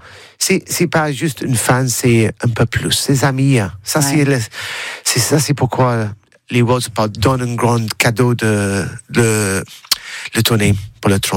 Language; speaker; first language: French; non-native, learner; English